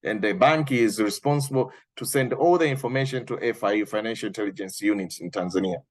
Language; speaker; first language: English; non-native, local second language; Swahili